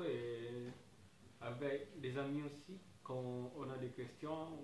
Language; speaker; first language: French; non-native, learner; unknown